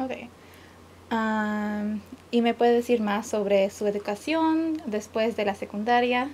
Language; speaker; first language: Spanish; early bilingual, other home language; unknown